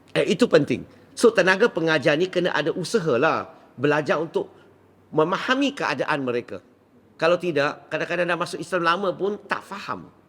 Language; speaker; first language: Malay; non-native, local second language; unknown